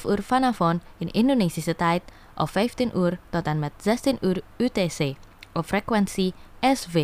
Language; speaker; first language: Dutch; non-native, fluent; Indonesian